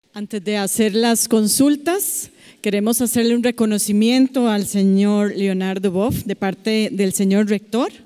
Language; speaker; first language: Spanish; native; Spanish